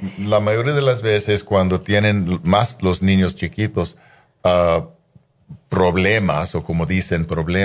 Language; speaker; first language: Spanish; non-native, fluent; English